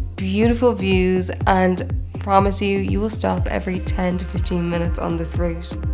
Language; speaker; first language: English; native; English